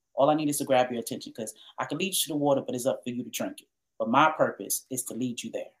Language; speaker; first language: English; native; English